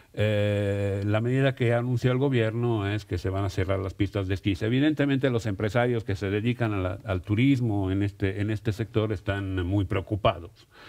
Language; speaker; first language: Spanish; non-native, fluent; Italian